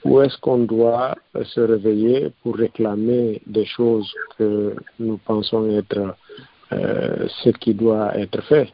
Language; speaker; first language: French; non-native, local second language; Fula